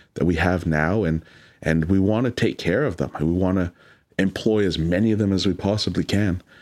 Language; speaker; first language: English; native; English